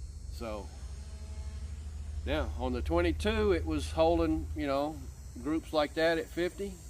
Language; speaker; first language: English; native; English